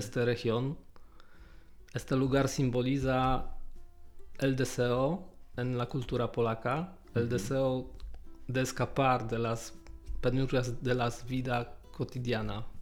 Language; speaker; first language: Spanish; non-native, learner; Polish